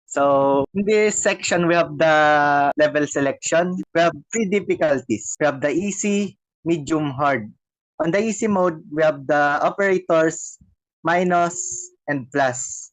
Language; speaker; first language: English; non-native, local second language; Filipino